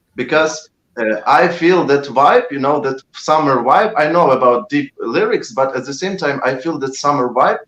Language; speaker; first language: English; non-native, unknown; Ukrainian